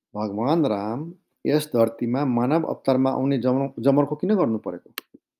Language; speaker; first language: Nepali; non-native, local second language; Maithili